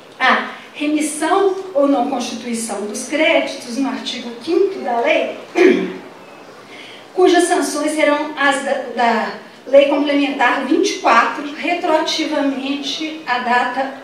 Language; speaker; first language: Portuguese; native; Portuguese